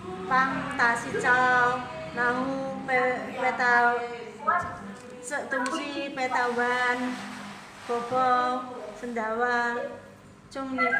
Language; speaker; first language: Chinese; non-native, learner; Indonesian